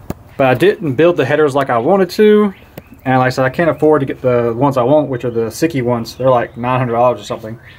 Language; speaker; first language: English; native; English